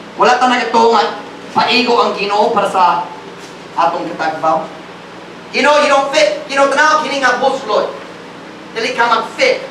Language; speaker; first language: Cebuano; non-native, fluent; English